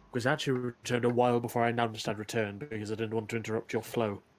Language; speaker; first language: English; native; English